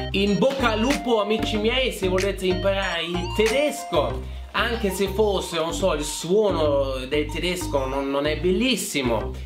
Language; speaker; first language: Italian; non-native, fluent; German